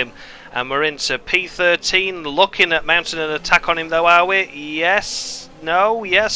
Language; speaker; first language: English; native; English